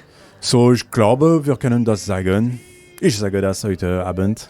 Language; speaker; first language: German; non-native, learner; French